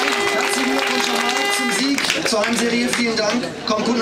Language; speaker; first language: German; native; German